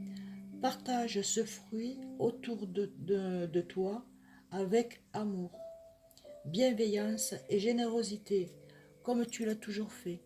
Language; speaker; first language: French; native; French